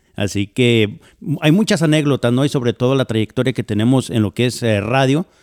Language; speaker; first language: Spanish; native; Spanish